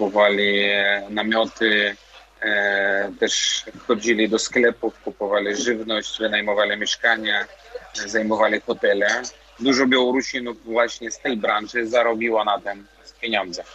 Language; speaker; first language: Polish; non-native, fluent; Belarusian